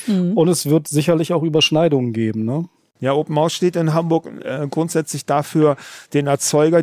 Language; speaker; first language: German; native; German